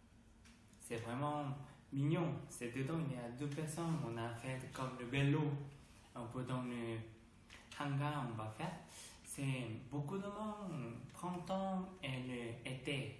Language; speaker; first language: French; non-native, learner; Korean